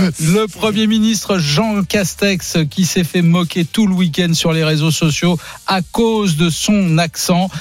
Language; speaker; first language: French; native; French